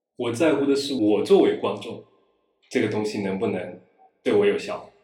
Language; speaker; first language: Chinese; non-native, local second language; Wu Chinese